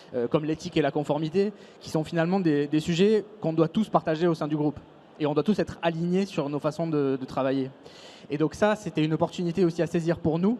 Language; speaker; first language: French; native; French